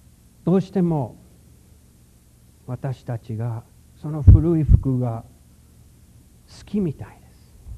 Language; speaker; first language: Japanese; non-native, fluent; English